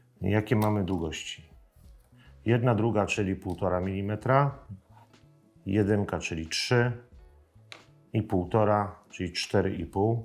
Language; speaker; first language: Polish; native; Polish